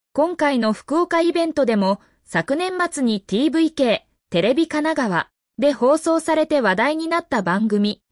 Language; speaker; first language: Japanese; native; Japanese